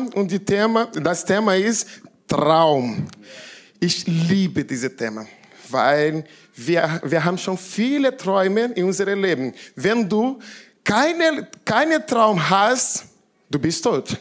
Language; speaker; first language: German; non-native, learner; Portuguese